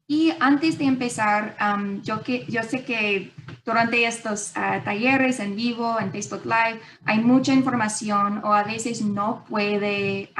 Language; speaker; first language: Spanish; non-native, fluent; English